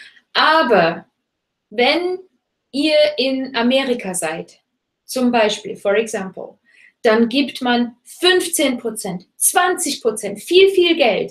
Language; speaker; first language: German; non-native, fluent; English